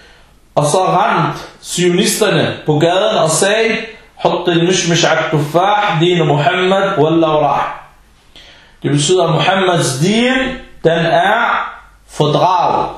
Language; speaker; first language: Danish; early bilingual, other home language; Arabic